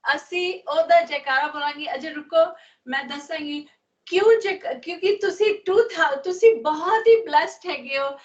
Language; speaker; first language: Punjabi; non-native, learner; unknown